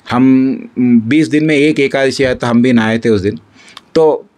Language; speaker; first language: Hindi; non-native, local second language; Kannada